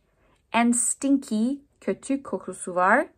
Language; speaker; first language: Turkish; non-native, learner; English